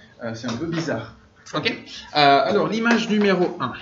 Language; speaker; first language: French; non-native, fluent; English